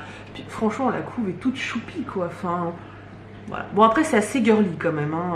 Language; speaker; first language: French; native; French